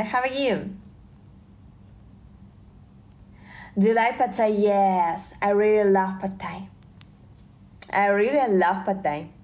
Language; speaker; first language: English; non-native, learner; Russian